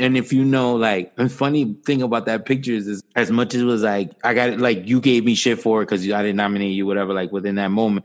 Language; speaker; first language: English; native; English